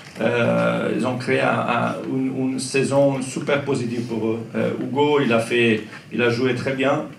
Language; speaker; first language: French; non-native, learner; Croatian